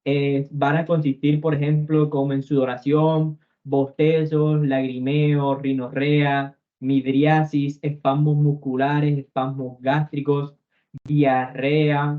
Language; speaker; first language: Spanish; native; Spanish